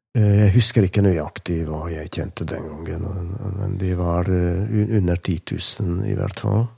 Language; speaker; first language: Norwegian; non-native, fluent; Hungarian